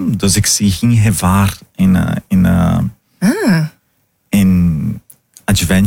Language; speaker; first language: Dutch; non-native, fluent; Portuguese